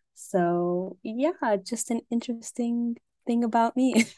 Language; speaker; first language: English; native; English